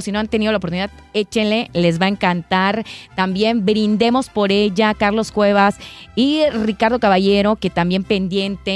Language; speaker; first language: Spanish; native; Spanish